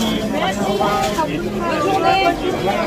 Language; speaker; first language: French; non-native, learner; Thai